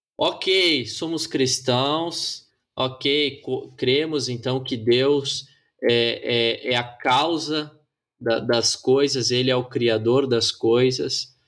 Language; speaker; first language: Portuguese; native; Portuguese